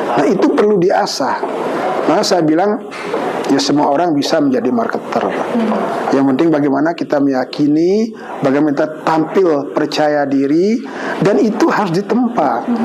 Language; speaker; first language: Indonesian; non-native, local second language; Balinese